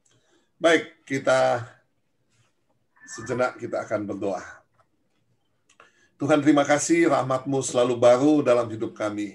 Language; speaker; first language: Indonesian; native; Indonesian